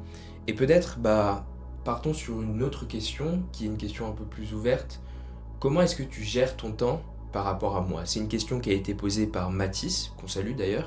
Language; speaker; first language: French; native; French